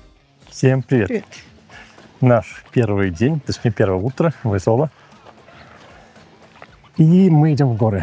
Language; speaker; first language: Russian; native; Russian